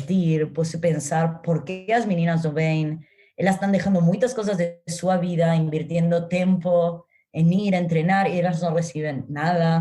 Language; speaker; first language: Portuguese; non-native, learner; Spanish